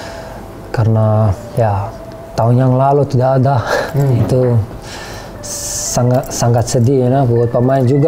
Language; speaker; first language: Indonesian; non-native, learner; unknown